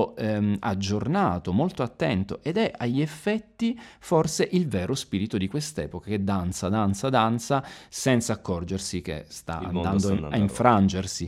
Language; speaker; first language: Italian; native; Italian